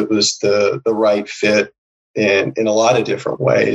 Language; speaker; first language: English; native; English